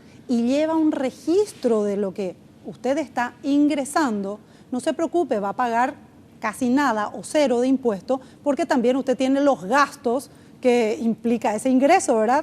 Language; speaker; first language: Spanish; native; Spanish